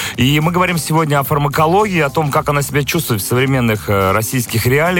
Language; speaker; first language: Russian; native; Russian